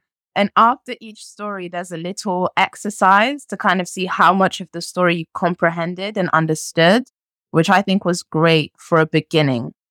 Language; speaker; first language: English; early bilingual, other home language; French